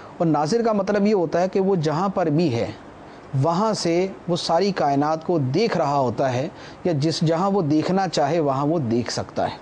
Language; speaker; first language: Urdu; native; Urdu